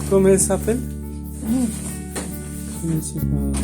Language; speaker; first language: French; non-native, learner; Persian